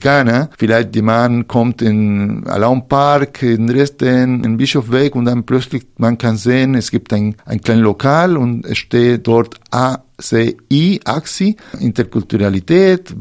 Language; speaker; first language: German; non-native, fluent; Spanish